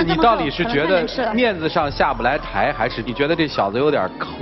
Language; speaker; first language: Chinese; native; Chinese